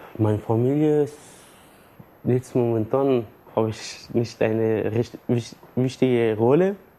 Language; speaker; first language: German; non-native, learner; Persian